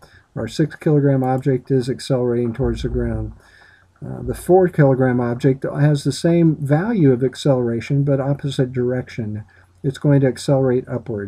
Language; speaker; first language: English; native; English